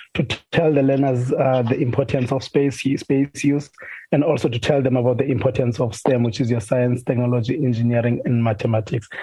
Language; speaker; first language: English; non-native, local second language; Xhosa